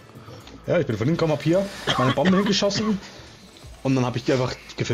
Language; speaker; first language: German; native; German